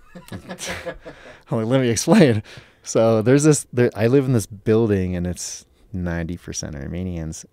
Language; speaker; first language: English; native; English